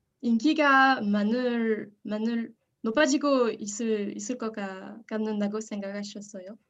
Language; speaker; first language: Korean; non-native, learner; French